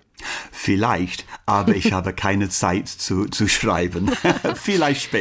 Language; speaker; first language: German; non-native, fluent; English